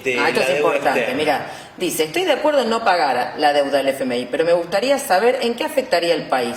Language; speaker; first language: Spanish; native; Spanish